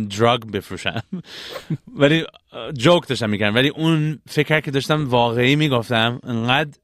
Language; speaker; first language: Persian; early bilingual, heritage; Persian